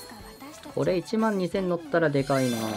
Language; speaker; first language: Japanese; native; Japanese